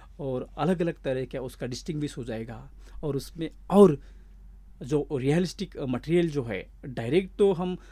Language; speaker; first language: Hindi; non-native, local second language; Marathi